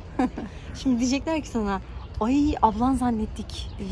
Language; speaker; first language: Turkish; native; Turkish